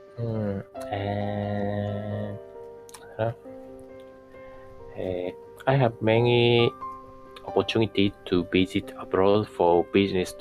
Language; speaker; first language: English; non-native, learner; Japanese